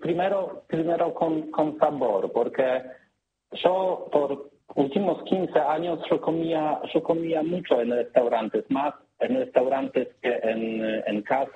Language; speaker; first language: Spanish; non-native, learner; Polish